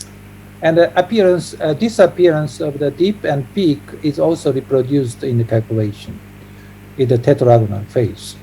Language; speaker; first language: English; non-native, fluent; Japanese